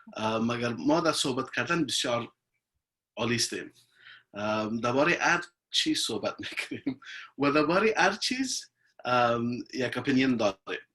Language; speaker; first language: Persian; early bilingual, heritage; Persian